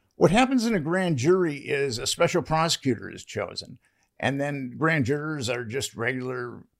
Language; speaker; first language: English; native; English